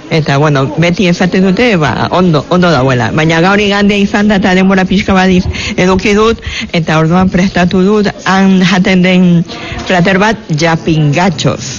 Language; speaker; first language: Basque; non-native, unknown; Spanish